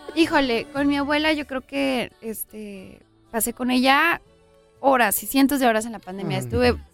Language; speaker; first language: Spanish; native; Spanish